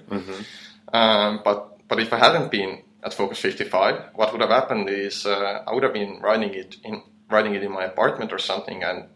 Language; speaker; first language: English; non-native, fluent; Estonian